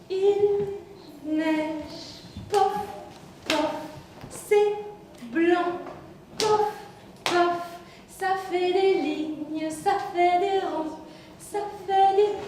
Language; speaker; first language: French; native; French